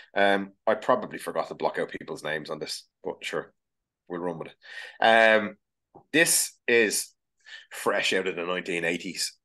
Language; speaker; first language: English; native; English